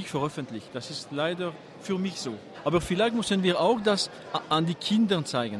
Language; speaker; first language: German; non-native, fluent; French